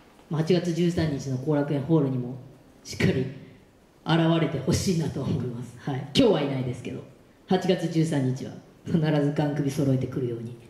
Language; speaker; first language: Japanese; native; Japanese